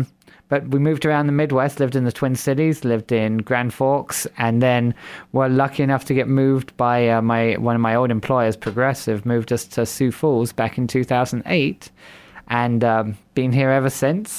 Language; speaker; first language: English; native; English